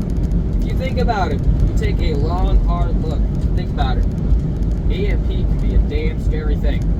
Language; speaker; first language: English; native; English